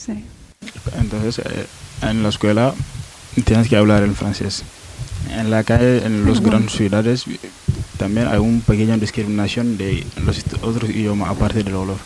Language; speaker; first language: Spanish; non-native, learner; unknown